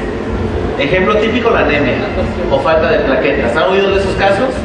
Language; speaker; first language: Spanish; native; Spanish